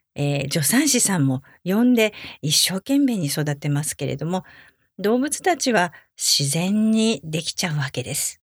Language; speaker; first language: Japanese; native; Japanese